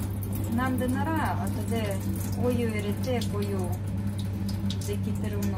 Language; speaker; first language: Japanese; non-native, learner; Ukrainian